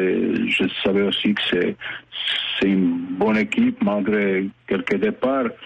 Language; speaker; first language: French; non-native, fluent; Bosnian